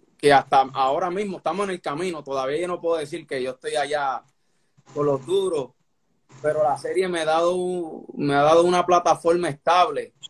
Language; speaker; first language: Spanish; native; Spanish